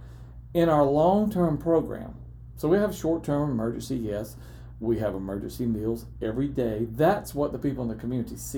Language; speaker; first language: English; native; English